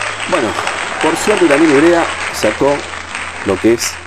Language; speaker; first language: Spanish; native; Spanish